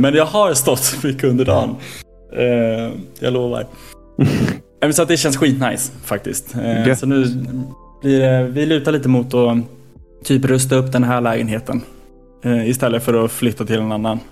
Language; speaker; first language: Swedish; native; Swedish